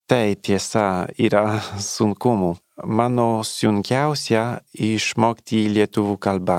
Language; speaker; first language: Lithuanian; non-native, learner; Polish